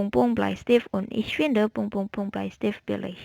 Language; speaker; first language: German; non-native, fluent; Indonesian